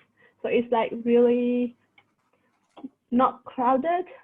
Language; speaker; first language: English; non-native, fluent; Burmese